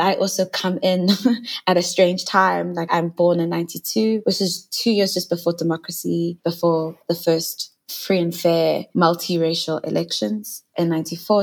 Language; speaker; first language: English; non-native, local second language; Southern Sotho